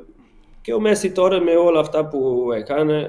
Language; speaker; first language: Greek; non-native, learner; Portuguese